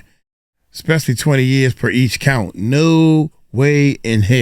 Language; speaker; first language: English; native; English